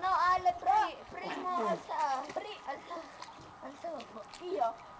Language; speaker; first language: Italian; early bilingual, other home language; Filipino